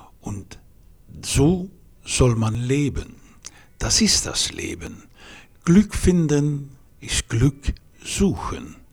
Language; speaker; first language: German; non-native, fluent; Dutch